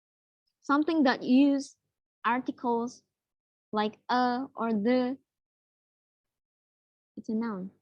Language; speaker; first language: English; non-native, fluent; Indonesian